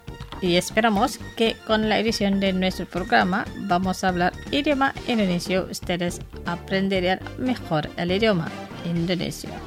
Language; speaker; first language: Spanish; non-native, fluent; Indonesian